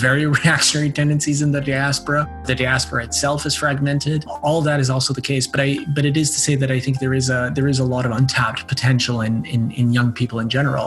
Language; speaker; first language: English; non-native, fluent; Bosnian